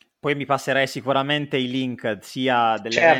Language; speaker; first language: Italian; native; Italian